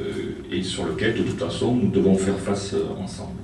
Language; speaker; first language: French; native; French